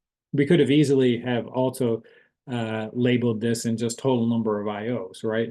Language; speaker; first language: English; native; English